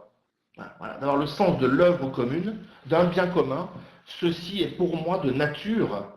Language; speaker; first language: French; native; French